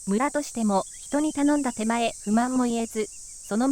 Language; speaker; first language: Japanese; native; Japanese